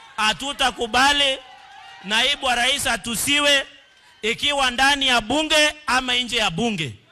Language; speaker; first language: Swahili; non-native, local second language; Kalenjin